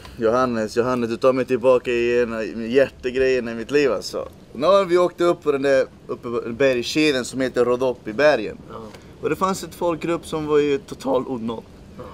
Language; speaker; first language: Swedish; early bilingual, other home language; Spanish